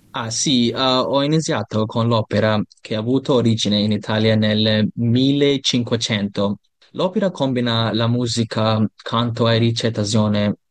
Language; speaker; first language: Italian; non-native, learner; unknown